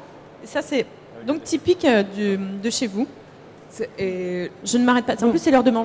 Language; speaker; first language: French; native; French